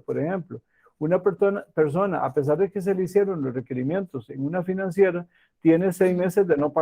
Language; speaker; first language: Spanish; native; Spanish